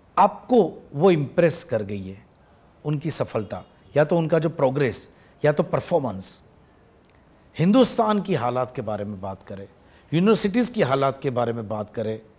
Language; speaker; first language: Hindi; non-native, local second language; Gujarati